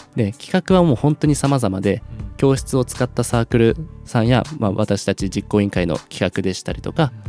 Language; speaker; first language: Japanese; native; Japanese